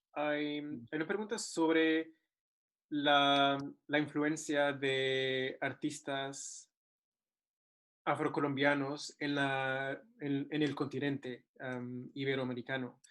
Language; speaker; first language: Spanish; non-native, fluent; English